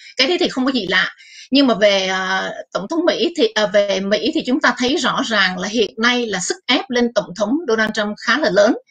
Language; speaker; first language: Vietnamese; native; Vietnamese